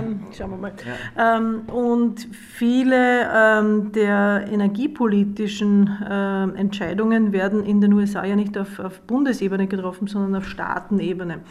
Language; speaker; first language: German; native; German